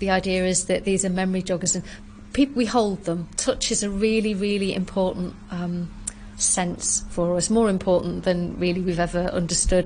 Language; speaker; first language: English; native; English